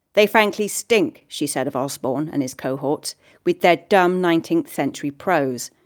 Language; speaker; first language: English; native; English